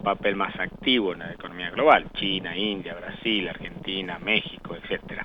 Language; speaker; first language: Spanish; native; Spanish